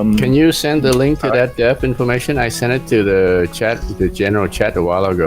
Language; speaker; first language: English; native; English